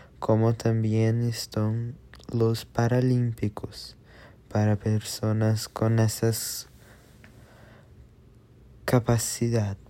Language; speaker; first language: Spanish; non-native, learner; Portuguese